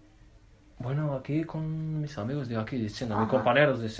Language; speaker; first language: Spanish; non-native, learner; Arabic